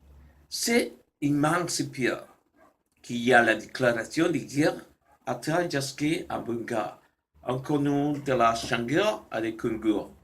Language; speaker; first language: French; non-native, learner; Spanish